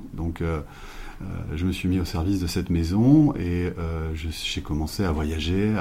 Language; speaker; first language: French; native; French